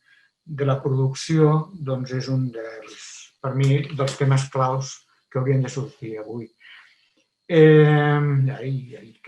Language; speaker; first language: Catalan; native; Catalan